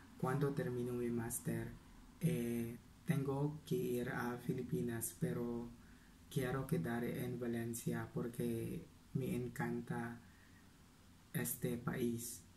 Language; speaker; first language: Spanish; non-native, learner; Filipino